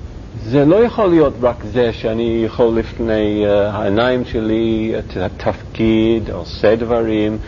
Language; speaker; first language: Hebrew; non-native, learner; English